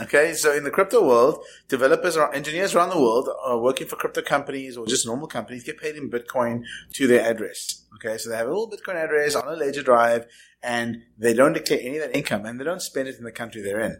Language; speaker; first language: English; native; English